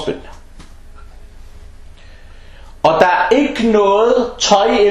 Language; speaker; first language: Danish; non-native, fluent; Arabic